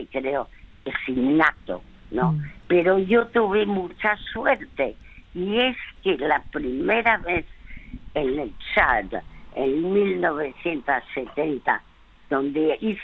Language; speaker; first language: Spanish; early bilingual, other home language; French